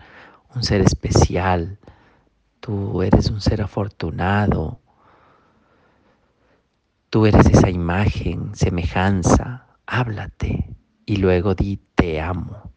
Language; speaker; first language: Spanish; native; Spanish